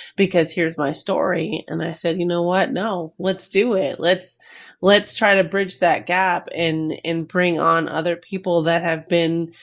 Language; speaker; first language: English; native; English